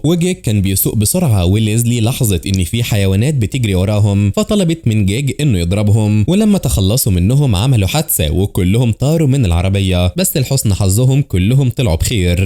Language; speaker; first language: Arabic; native; Arabic